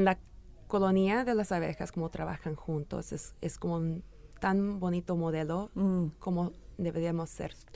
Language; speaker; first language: Spanish; early bilingual, heritage; English